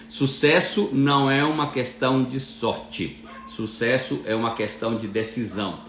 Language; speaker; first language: Portuguese; native; Portuguese